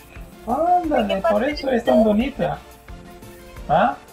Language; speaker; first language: Spanish; non-native, fluent; Haitian Creole